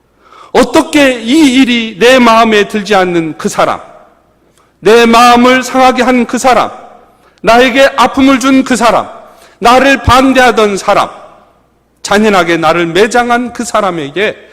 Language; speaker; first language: Korean; native; Korean